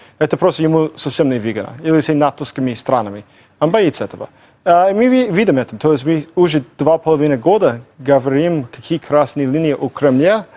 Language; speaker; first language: Russian; non-native, fluent; English